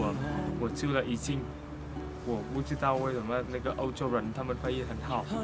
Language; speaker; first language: Chinese; non-native, learner; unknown